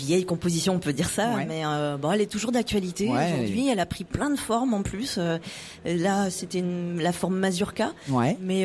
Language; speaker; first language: French; native; French